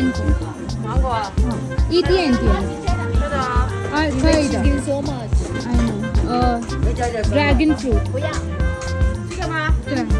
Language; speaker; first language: Chinese; non-native, learner; Hindi